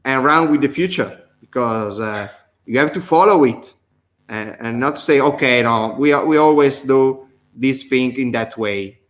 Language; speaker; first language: English; non-native, learner; Italian